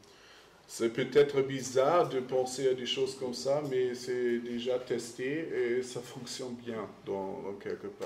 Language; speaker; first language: French; non-native, fluent; German